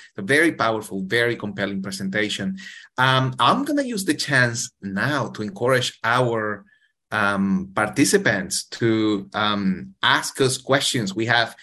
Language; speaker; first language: English; non-native, fluent; Spanish